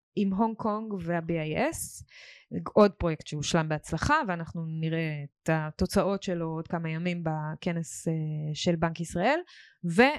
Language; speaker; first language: Hebrew; native; Hebrew